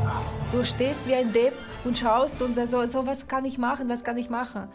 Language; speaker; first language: German; non-native, fluent; Russian